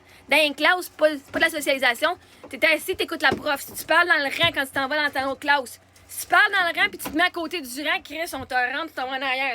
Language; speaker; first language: French; native; French